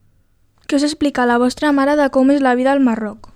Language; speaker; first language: Catalan; native; Catalan